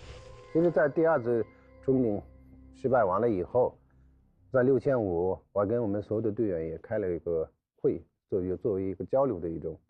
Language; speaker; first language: Chinese; native; Chinese